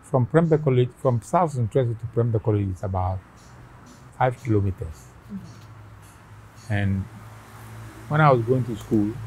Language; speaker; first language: English; non-native, local second language; Akan